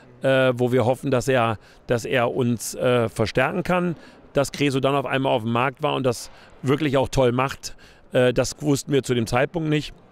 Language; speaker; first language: German; native; German